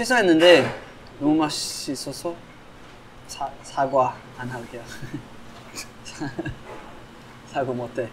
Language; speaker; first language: Korean; non-native, fluent; English